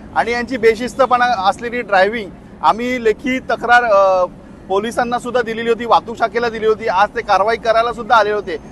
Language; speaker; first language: Marathi; native; Marathi